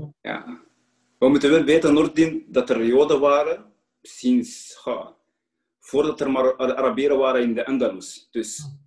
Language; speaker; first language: Dutch; early bilingual, other home language; Arabic